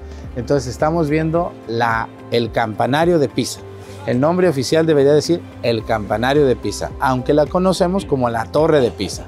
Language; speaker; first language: Spanish; native; Spanish